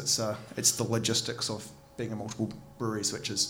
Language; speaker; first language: English; native; English